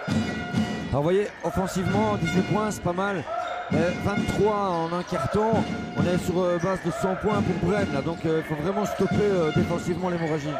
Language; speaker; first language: French; native; French